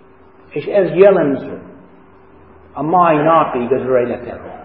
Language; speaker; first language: Hungarian; non-native, fluent; English